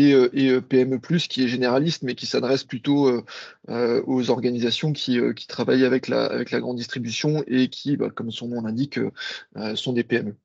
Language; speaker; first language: French; native; French